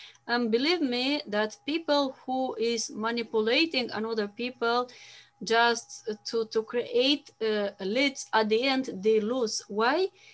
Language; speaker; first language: English; non-native, fluent; Romanian